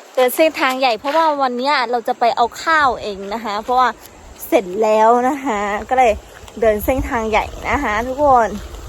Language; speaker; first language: Thai; non-native, local second language; Shan